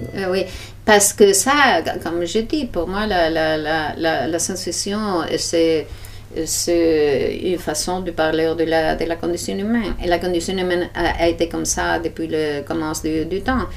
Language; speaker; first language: French; non-native, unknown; Spanish